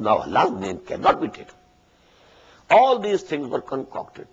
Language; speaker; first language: English; non-native, local second language; Urdu